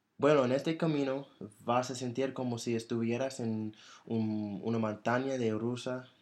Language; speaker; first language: Spanish; non-native, fluent; English